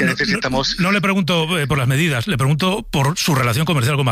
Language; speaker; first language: Spanish; native; Spanish